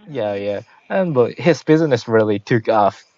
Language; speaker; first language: English; non-native, learner; Korean